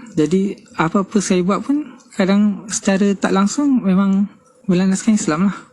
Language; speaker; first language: Malay; non-native, local second language; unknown